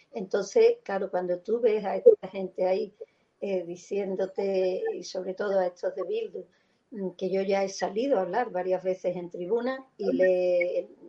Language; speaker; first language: Spanish; native; Spanish